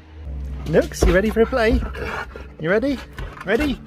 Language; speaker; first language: English; native; English